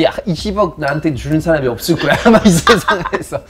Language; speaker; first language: Korean; non-native, fluent; French